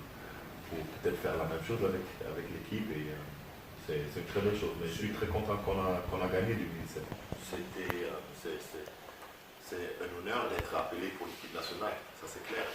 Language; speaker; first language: French; early bilingual, heritage; German